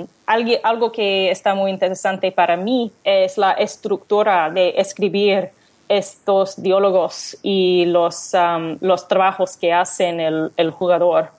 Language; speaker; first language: Spanish; non-native, learner; English